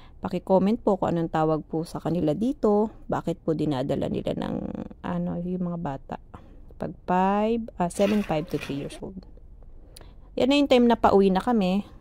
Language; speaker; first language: Filipino; native; Filipino